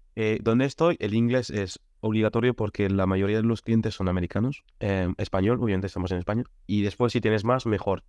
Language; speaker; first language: Spanish; non-native, fluent; French